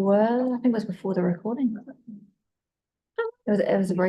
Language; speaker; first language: English; native; English